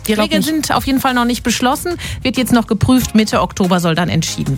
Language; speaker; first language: German; native; German